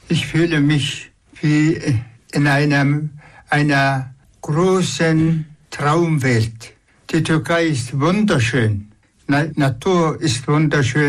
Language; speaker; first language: German; non-native, fluent; Tuvinian